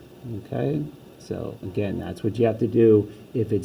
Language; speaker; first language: English; native; English